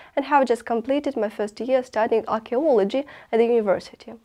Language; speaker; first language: English; non-native, fluent; Russian